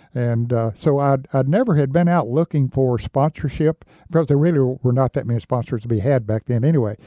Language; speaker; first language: English; native; English